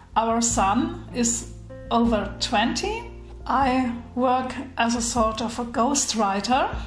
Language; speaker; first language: English; non-native, fluent; German